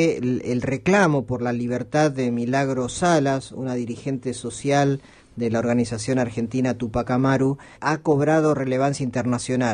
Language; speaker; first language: Spanish; native; Spanish